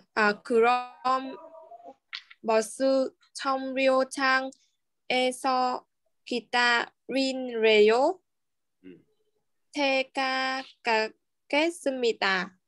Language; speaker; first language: Korean; non-native, learner; Vietnamese